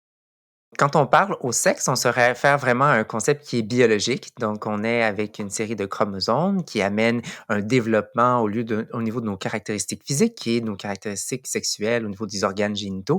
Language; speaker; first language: French; native; French